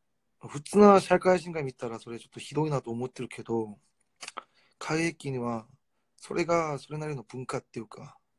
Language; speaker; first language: Japanese; non-native, fluent; Korean